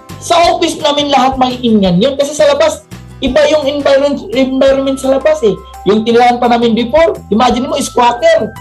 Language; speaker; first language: Filipino; non-native, local second language; Cebuano